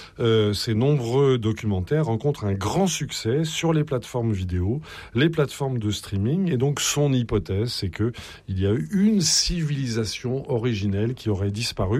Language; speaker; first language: French; native; French